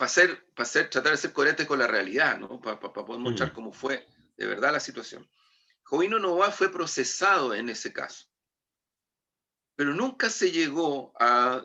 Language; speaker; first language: Spanish; native; Spanish